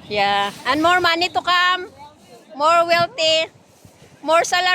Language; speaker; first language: English; non-native, local second language; Filipino